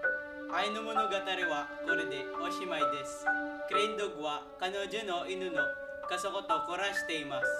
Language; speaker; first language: Japanese; non-native, learner; Filipino